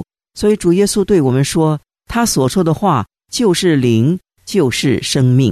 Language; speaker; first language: Chinese; native; Chinese